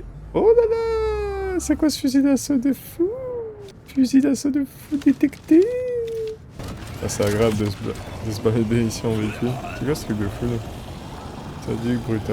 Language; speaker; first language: French; native; French